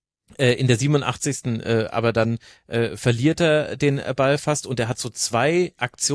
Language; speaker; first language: German; native; German